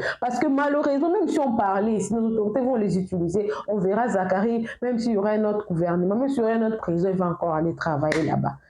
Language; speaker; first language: French; non-native, local second language; Lingala